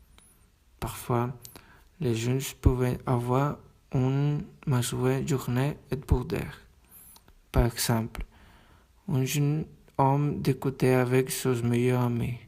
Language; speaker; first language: French; non-native, learner; Spanish